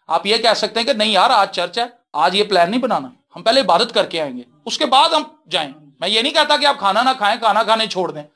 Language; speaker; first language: Urdu; non-native, local second language; Punjabi